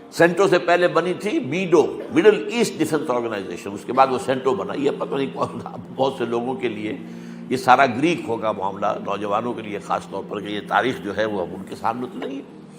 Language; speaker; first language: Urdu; native; Urdu